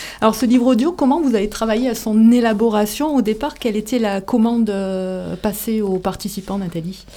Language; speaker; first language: French; native; French